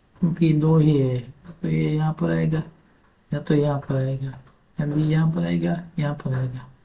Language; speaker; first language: Hindi; non-native, local second language; Gujarati